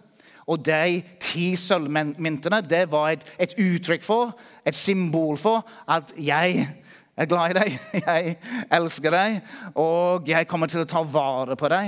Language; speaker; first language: Norwegian; non-native, fluent; English